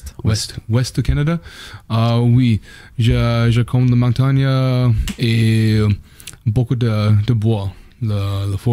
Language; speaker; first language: French; non-native, learner; English